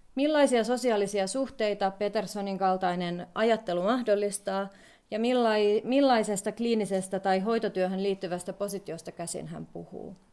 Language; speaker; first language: Finnish; native; Finnish